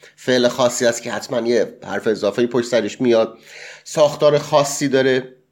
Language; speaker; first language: Persian; native; Persian